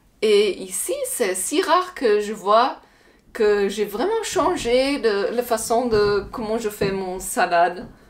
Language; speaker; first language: French; non-native, learner; German